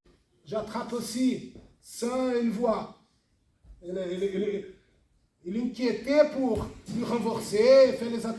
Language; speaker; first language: French; non-native, fluent; Portuguese